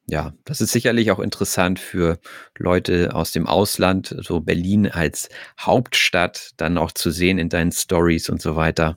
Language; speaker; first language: German; native; German